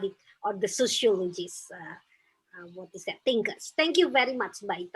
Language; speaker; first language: English; non-native, fluent; Indonesian